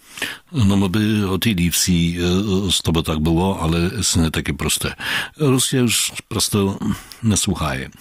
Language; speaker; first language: Ukrainian; non-native, fluent; Polish